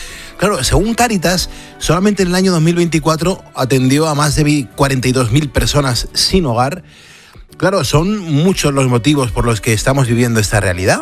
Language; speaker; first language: Spanish; native; Spanish